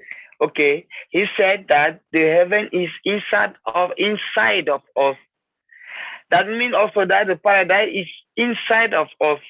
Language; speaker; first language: English; non-native, learner; French